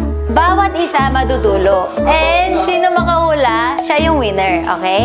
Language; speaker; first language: Filipino; non-native, fluent; Korean